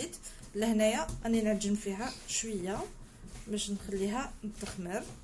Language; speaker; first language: Arabic; native; Arabic